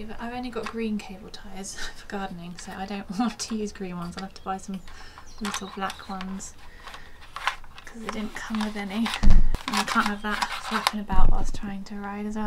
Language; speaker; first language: English; native; English